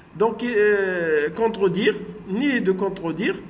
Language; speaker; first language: French; non-native, local second language; Arabic